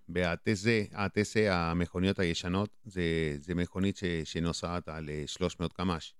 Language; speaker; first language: Hebrew; non-native, fluent; Spanish